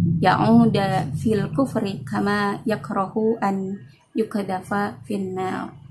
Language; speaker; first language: Arabic; non-native, fluent; Indonesian